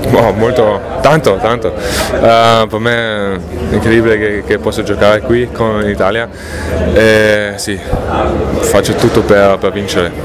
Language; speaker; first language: Italian; non-native, local second language; German